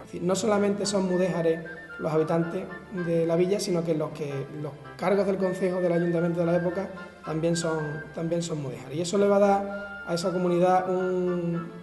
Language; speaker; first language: Spanish; native; Spanish